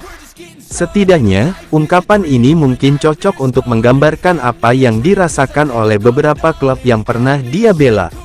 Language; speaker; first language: Indonesian; native; Indonesian